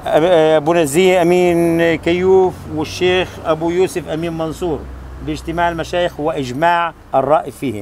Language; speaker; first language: Arabic; native; Arabic